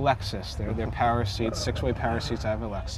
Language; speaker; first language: English; native; English